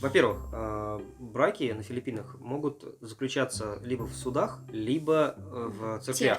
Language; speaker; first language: Russian; native; Russian